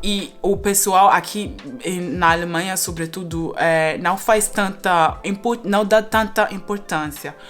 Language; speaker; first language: Portuguese; non-native, fluent; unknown